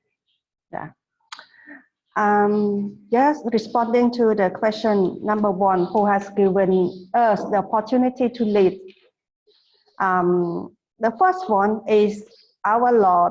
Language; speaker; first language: English; non-native, fluent; Khmer